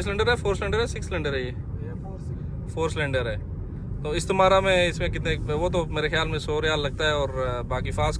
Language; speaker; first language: Hindi; native; Hindi